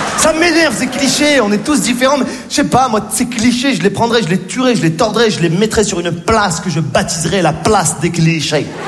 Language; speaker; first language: French; native; French